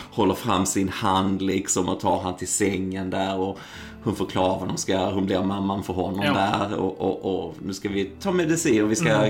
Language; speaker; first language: Swedish; native; Swedish